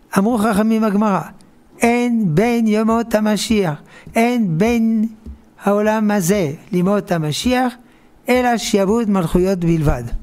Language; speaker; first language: Hebrew; non-native, fluent; French